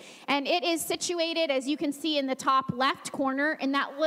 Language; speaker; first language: English; native; English